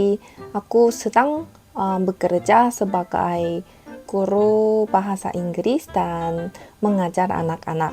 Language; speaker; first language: Indonesian; non-native, fluent; Korean